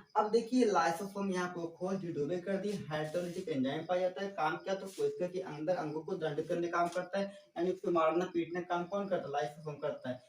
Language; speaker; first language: Hindi; native; Hindi